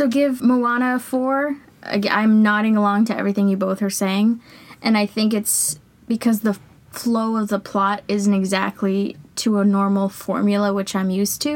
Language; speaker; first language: English; native; English